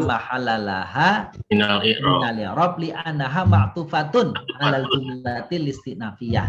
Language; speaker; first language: Arabic; non-native, fluent; Indonesian